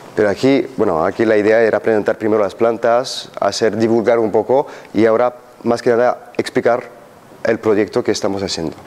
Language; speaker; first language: Spanish; non-native, fluent; French